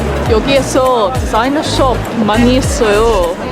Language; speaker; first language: Korean; non-native, learner; English